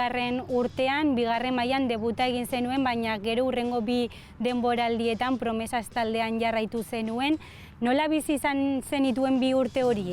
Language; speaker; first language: Basque; native; Basque